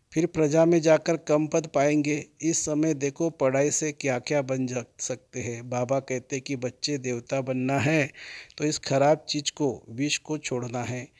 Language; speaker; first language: Hindi; native; Hindi